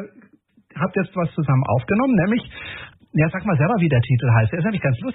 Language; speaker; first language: German; native; German